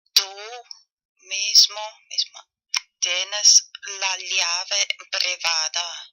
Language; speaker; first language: Spanish; non-native, learner; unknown